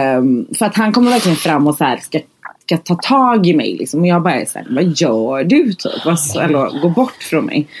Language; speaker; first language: Swedish; native; Swedish